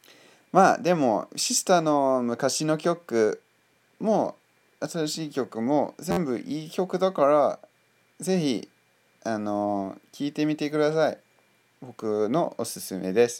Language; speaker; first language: Japanese; non-native, fluent; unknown